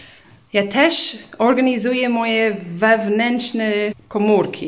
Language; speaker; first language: Polish; early bilingual, heritage; English